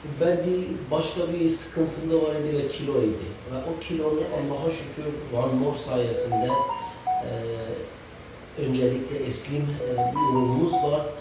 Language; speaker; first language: Turkish; non-native, fluent; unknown